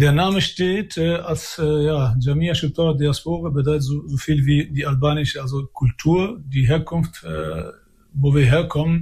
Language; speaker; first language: German; early bilingual, other home language; Albanian